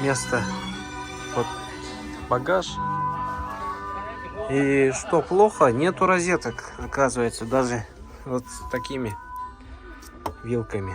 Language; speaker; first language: Russian; native; Russian